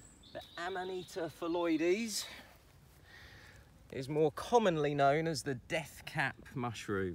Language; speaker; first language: English; native; English